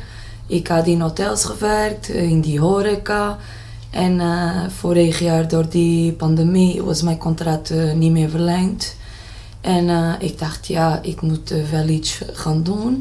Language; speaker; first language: Dutch; non-native, learner; Portuguese